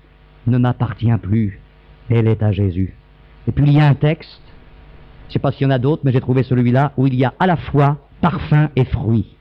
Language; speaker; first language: French; native; French